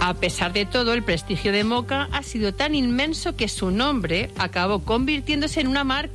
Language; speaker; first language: Spanish; native; Spanish